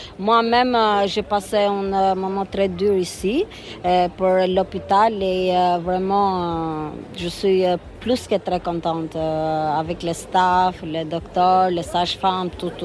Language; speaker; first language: French; non-native, fluent; Albanian